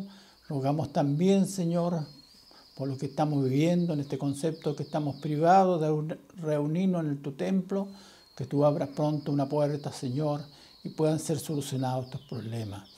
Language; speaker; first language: Spanish; native; Spanish